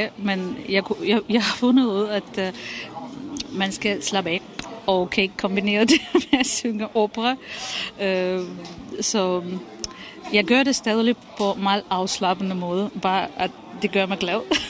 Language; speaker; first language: Danish; non-native, fluent; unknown